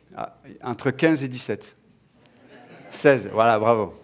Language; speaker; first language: French; native; French